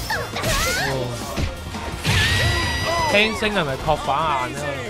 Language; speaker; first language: Chinese; native; Chinese